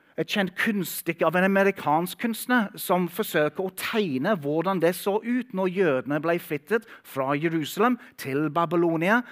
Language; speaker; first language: Norwegian; non-native, fluent; English